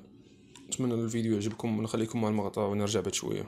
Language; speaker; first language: Arabic; native; Arabic